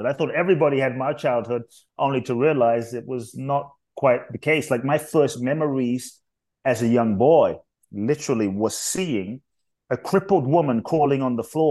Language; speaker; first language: English; native; English